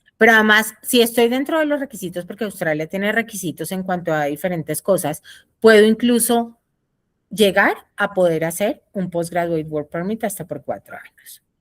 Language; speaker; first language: Spanish; native; Spanish